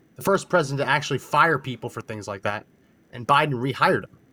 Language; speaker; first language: English; native; English